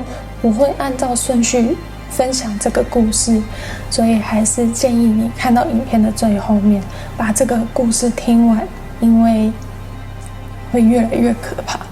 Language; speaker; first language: Chinese; non-native, fluent; English